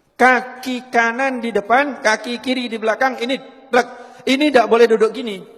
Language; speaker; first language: Indonesian; native; Indonesian